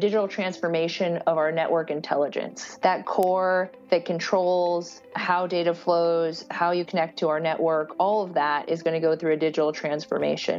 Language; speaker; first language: English; early bilingual, other home language; Portuguese